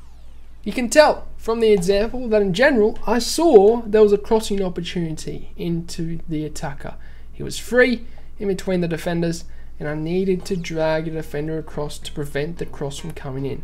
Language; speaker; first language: English; native; English